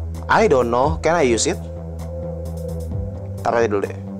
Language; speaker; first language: English; non-native, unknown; Indonesian